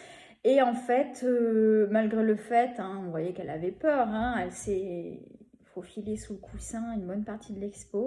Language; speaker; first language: French; native; French